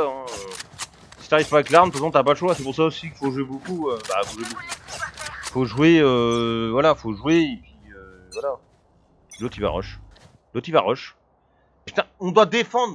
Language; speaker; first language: French; native; French